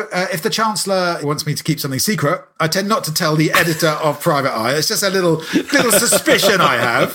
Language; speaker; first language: English; native; English